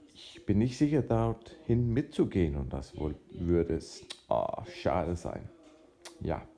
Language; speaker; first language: German; non-native, fluent; Danish